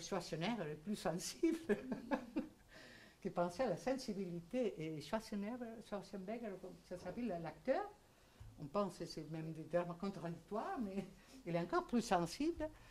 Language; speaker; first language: French; non-native, fluent; Spanish